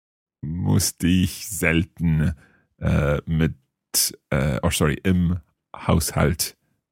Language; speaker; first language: German; non-native, learner; English